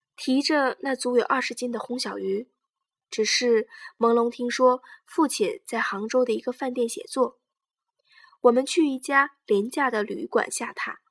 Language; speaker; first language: Chinese; native; Chinese